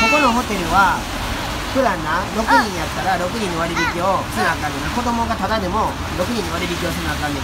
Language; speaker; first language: Japanese; native; Japanese